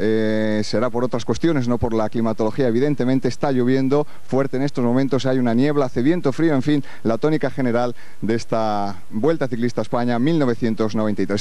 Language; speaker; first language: Spanish; native; Spanish